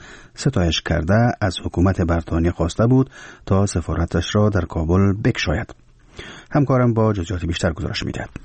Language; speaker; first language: Persian; native; Persian